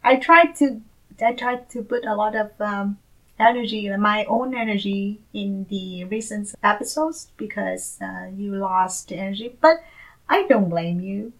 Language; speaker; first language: English; non-native, fluent; Vietnamese